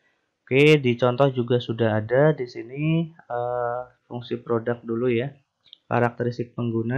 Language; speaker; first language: Indonesian; native; Indonesian